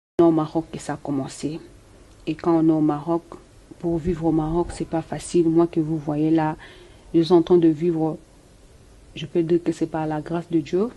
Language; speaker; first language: French; non-native, local second language; Lingala